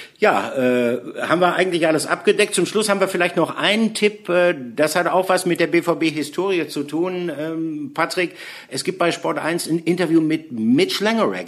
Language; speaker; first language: German; native; German